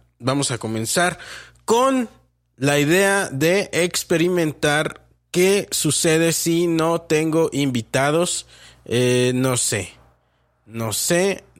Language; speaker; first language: Spanish; native; Spanish